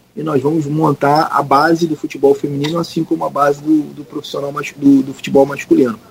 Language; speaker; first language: Portuguese; native; Portuguese